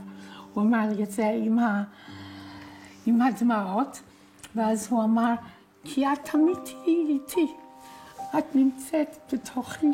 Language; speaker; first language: Hebrew; non-native, fluent; English